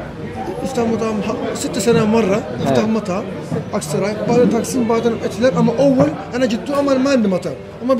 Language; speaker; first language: Arabic; early bilingual, heritage; Turkish